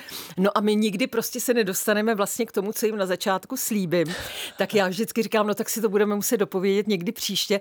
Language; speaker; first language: Czech; native; Czech